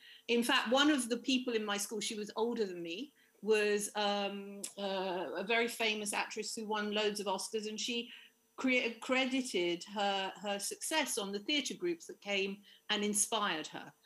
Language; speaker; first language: English; native; English